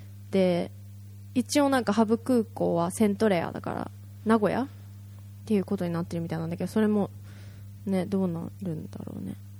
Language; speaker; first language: Japanese; native; Japanese